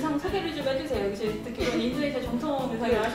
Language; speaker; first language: Korean; native; Korean